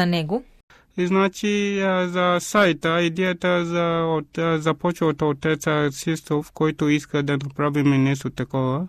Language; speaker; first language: Bulgarian; non-native, fluent; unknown